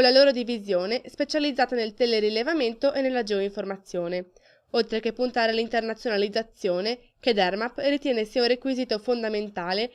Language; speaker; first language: Italian; native; Italian